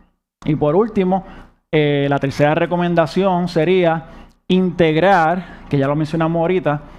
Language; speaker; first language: Spanish; native; Spanish